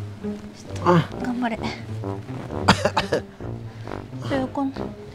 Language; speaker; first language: Japanese; native; Japanese